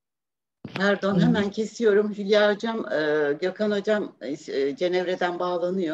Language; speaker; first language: Turkish; native; Turkish